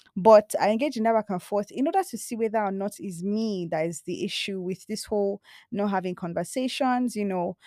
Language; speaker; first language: English; non-native, local second language; Yoruba